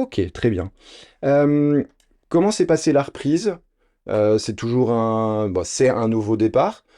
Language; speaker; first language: French; native; French